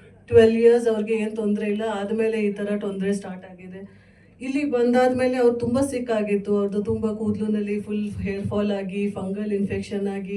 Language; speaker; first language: Kannada; non-native, fluent; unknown